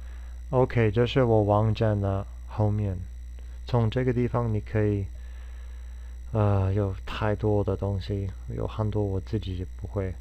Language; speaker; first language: Chinese; non-native, fluent; English